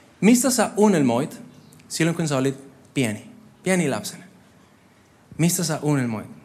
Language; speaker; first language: Finnish; non-native, fluent; Spanish